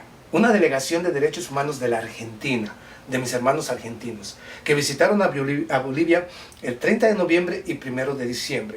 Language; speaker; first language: Spanish; native; Spanish